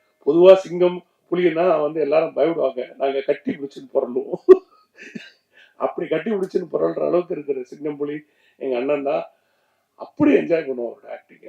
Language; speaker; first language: Tamil; native; Tamil